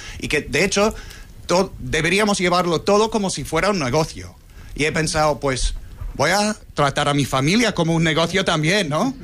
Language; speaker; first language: Spanish; non-native, fluent; English